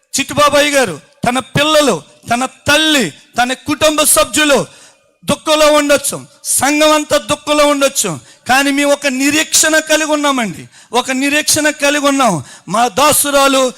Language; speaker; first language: Telugu; native; Telugu